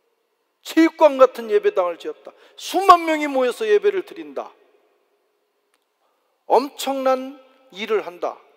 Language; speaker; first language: Korean; native; Korean